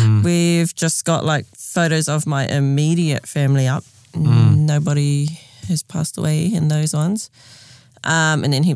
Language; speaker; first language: English; native; English